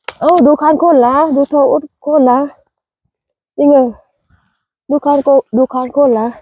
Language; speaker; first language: Swedish; non-native, learner; Thai